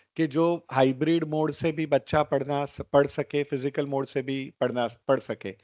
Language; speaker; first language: Hindi; non-native, local second language; Gujarati